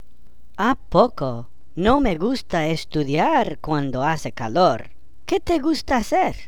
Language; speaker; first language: Spanish; non-native, learner; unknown